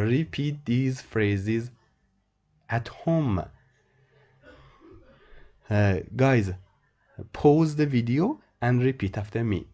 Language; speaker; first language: English; non-native, fluent; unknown